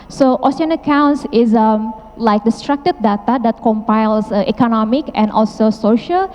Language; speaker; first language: English; non-native, fluent; Indonesian